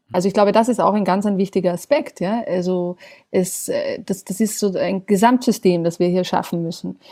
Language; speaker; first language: German; native; German